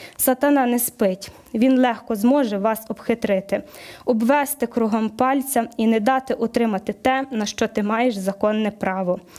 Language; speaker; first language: Ukrainian; native; Ukrainian